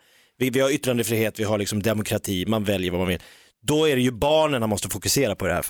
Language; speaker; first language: Swedish; native; Swedish